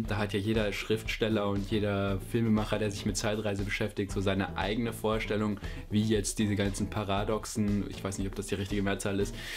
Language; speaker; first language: German; native; German